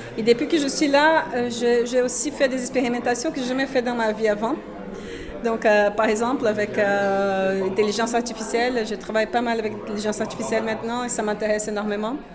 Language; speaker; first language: French; non-native, fluent; Portuguese